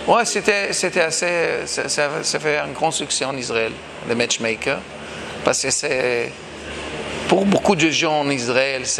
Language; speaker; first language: French; non-native, fluent; Hebrew